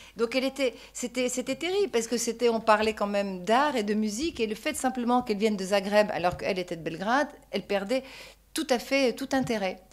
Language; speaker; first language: French; native; French